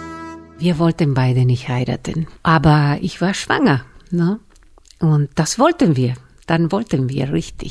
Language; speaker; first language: German; non-native, fluent; Spanish